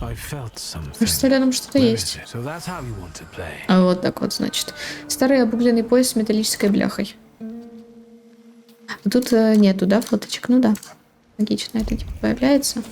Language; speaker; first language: Russian; native; Russian